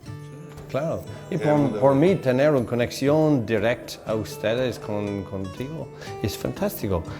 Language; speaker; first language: Spanish; non-native, fluent; English